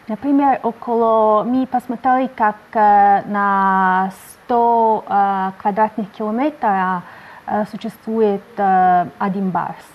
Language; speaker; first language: Russian; non-native, learner; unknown